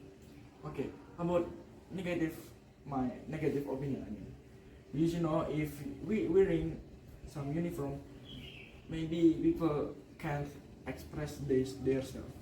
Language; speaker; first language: English; non-native, learner; Indonesian